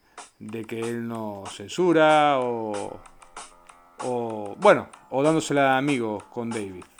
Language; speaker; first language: Spanish; native; Spanish